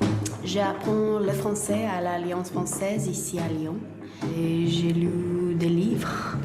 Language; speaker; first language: French; non-native, learner; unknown